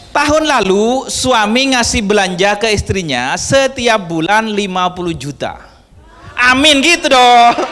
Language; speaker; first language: Indonesian; non-native, local second language; Madurese